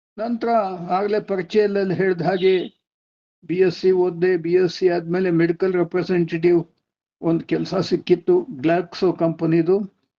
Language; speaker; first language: Kannada; non-native, local second language; Telugu